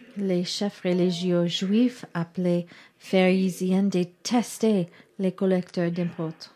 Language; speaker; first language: French; non-native, learner; English